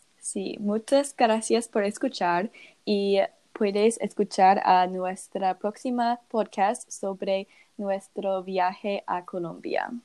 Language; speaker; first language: Spanish; non-native, learner; English